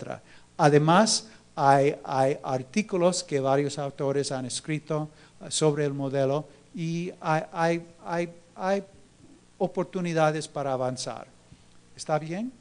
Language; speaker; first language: Spanish; non-native, fluent; English